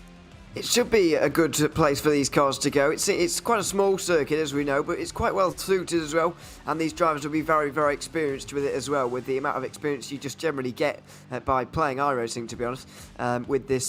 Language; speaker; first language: English; native; English